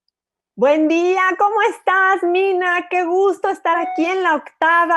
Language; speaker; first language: Spanish; native; Spanish